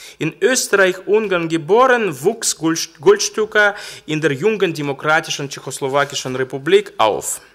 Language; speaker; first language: German; non-native, fluent; Russian